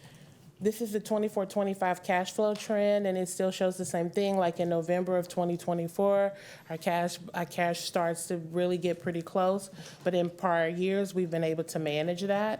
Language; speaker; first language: English; native; English